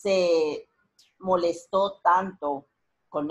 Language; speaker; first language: Spanish; native; Spanish